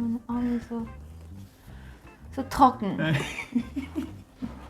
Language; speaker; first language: German; non-native, learner; Korean